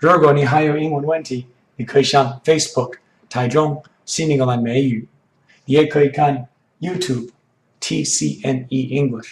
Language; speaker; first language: Chinese; non-native, fluent; English